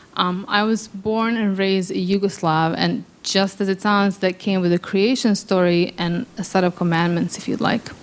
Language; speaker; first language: English; early bilingual, other home language; Serbian